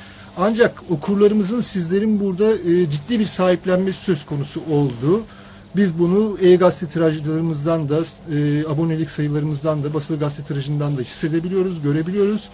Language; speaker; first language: Turkish; native; Turkish